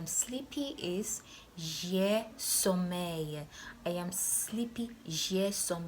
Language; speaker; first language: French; non-native, fluent; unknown